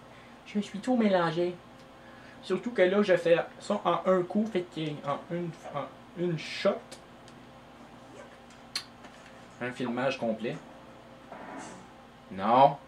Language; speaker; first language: French; native; French